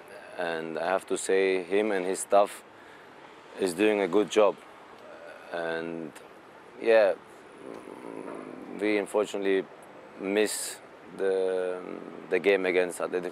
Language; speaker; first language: English; non-native, fluent; German